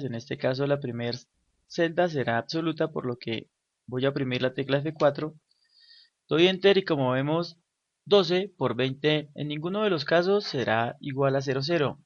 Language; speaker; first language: Spanish; native; Spanish